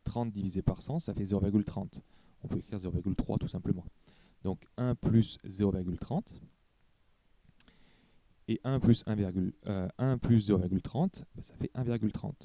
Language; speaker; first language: French; native; French